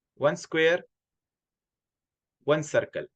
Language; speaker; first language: English; non-native, local second language; Hindi